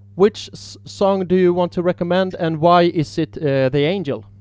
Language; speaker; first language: English; non-native, fluent; Swedish